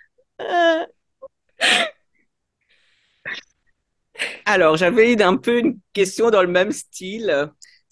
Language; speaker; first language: French; native; French